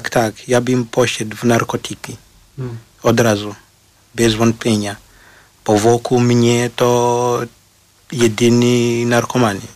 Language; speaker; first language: Polish; non-native, fluent; Shona